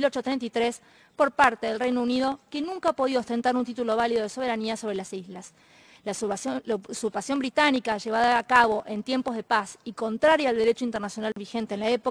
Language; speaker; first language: Spanish; native; Spanish